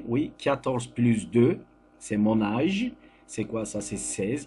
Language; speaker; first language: French; non-native, fluent; Turkish